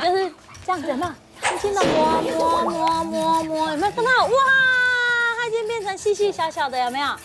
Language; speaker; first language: Chinese; native; Chinese